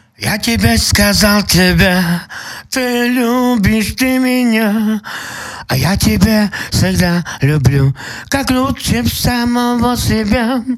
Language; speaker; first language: Russian; non-native, local second language; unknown